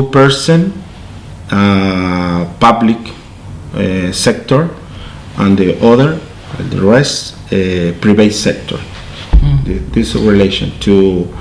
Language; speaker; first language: English; non-native, learner; Spanish